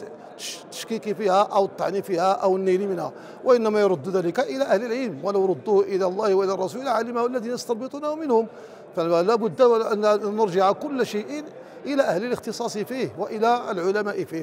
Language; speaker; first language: Arabic; native; Arabic